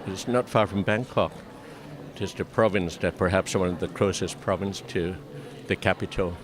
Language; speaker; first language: English; non-native, fluent; Thai